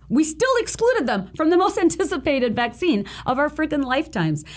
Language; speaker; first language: English; non-native, local second language; Bangla